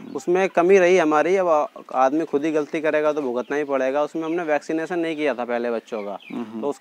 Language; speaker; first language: Hindi; native; Hindi